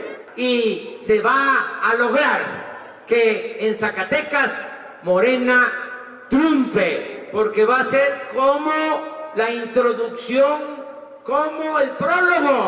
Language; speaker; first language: Spanish; native; Spanish